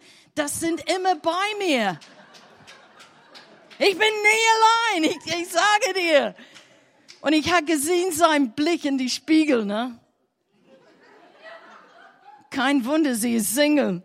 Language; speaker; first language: German; non-native, learner; English